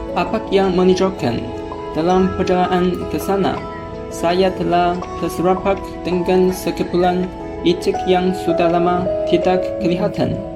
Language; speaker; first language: Malay; non-native, learner; Chinese